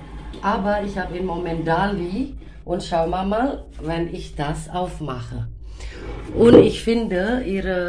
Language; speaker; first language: German; non-native, fluent; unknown